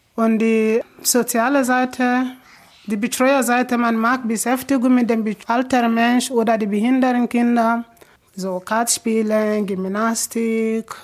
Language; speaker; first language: German; non-native, learner; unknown